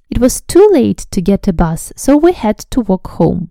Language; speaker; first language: English; non-native, fluent; Russian